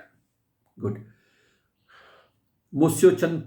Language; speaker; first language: French; non-native, fluent; Hindi